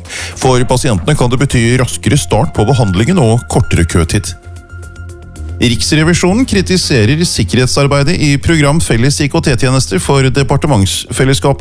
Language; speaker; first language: Norwegian; native; Norwegian